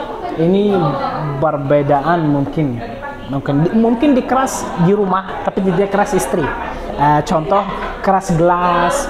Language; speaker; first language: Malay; non-native, learner; Arabic